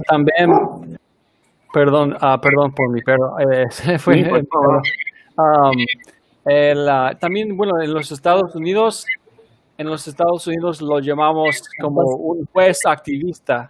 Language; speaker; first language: Spanish; non-native, fluent; English